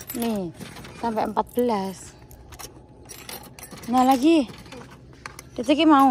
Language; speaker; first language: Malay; non-native, local second language; Javanese